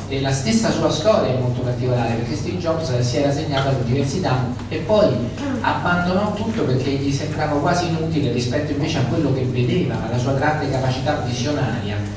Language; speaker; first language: Italian; native; Italian